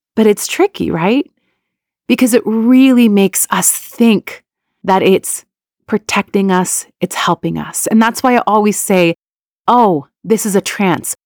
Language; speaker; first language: English; early bilingual, other home language; Persian